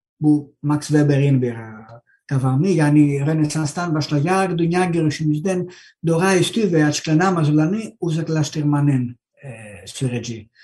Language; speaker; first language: Turkish; non-native, fluent; Greek